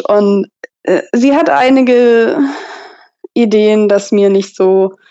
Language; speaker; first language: German; non-native, fluent; English